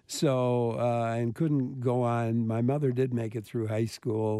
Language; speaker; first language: English; native; English